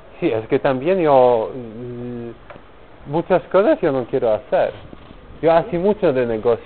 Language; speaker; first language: Spanish; non-native, learner; Polish